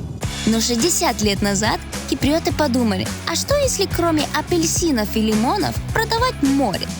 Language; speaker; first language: Russian; native; Russian